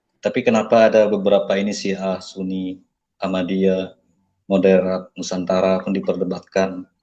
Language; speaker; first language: Indonesian; non-native, local second language; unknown